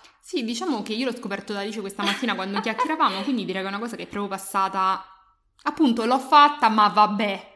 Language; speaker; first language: Italian; native; Italian